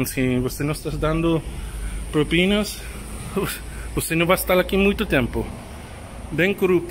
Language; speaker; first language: Portuguese; non-native, learner; English